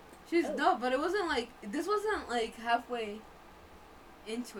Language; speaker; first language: English; early bilingual, other home language; Spanish